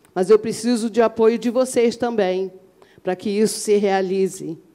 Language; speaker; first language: Portuguese; early bilingual, other home language; Arabic